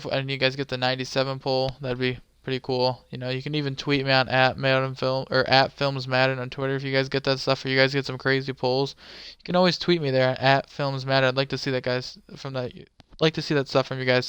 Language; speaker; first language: English; native; English